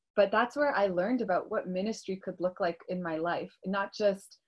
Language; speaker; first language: English; native; English